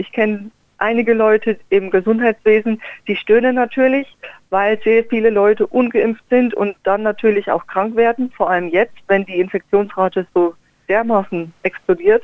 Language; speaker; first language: German; native; German